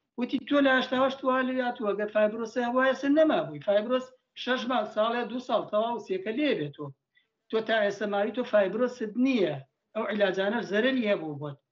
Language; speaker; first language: Central Kurdish; native; Central Kurdish